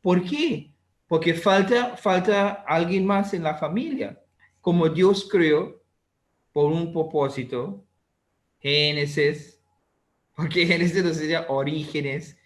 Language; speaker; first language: Spanish; non-native, learner; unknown